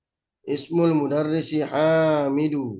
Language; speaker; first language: Arabic; non-native, learner; Indonesian